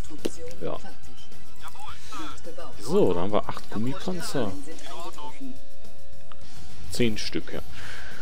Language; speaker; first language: German; native; German